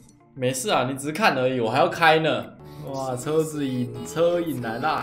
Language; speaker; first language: Chinese; native; Chinese